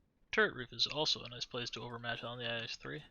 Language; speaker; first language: English; native; English